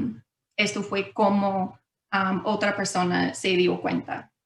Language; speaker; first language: Spanish; non-native, fluent; English